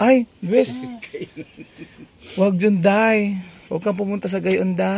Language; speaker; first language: Filipino; native; Filipino